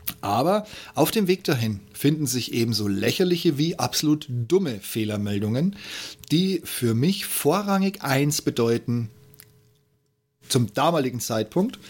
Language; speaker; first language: German; native; German